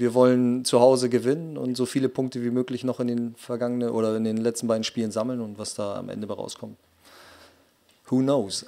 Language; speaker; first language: German; native; German